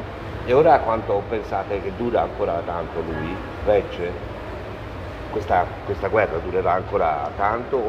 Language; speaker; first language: Italian; native; Italian